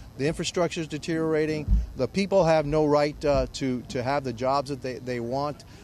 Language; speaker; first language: English; early bilingual, other home language; Spanish